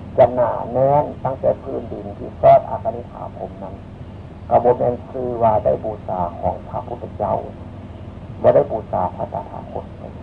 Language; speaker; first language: Thai; native; Thai